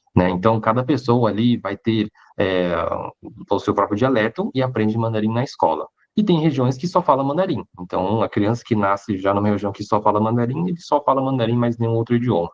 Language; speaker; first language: Portuguese; early bilingual, other home language; Hakka Chinese